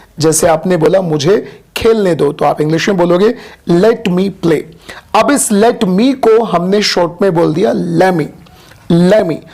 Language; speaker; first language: Hindi; native; Hindi